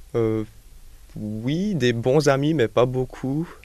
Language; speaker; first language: French; native; French